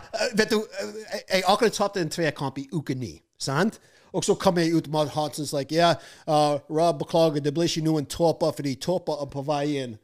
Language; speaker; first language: Norwegian; non-native, fluent; English